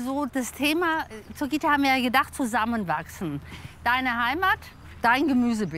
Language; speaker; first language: German; native; German